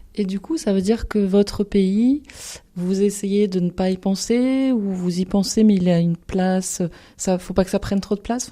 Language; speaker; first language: French; native; French